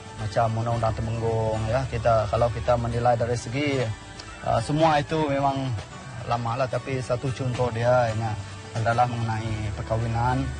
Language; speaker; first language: Malay; non-native, local second language; Iban